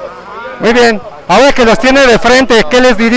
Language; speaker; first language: Spanish; native; Spanish